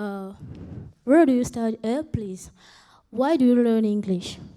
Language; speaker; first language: English; non-native, learner; French